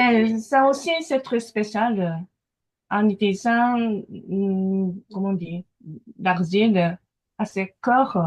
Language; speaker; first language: French; non-native, fluent; Japanese